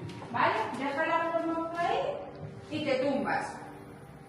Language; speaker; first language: Spanish; native; Spanish